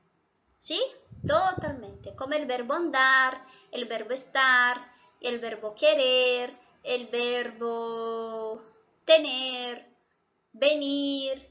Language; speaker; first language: Spanish; non-native, fluent; Portuguese